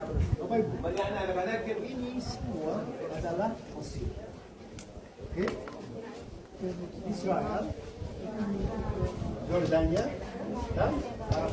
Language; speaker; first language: Indonesian; non-native, fluent; Arabic